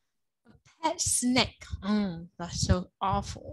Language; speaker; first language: English; non-native, fluent; Vietnamese